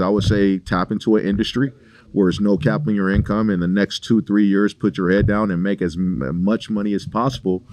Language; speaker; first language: English; native; English